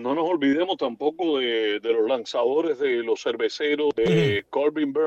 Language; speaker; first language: Spanish; native; Spanish